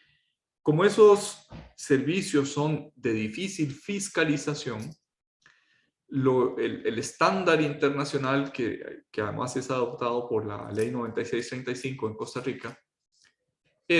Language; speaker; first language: Spanish; native; Spanish